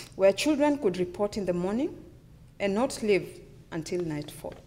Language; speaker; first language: English; non-native, local second language; Luyia